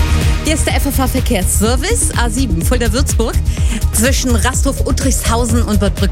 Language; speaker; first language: German; native; German